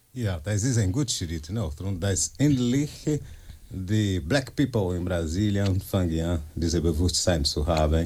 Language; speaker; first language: German; non-native, learner; Portuguese